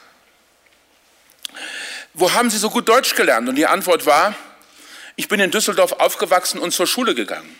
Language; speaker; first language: German; native; German